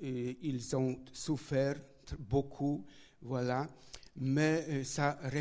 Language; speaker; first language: French; non-native, learner; Polish